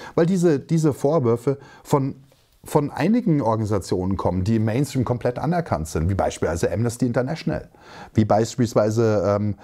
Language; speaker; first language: German; native; German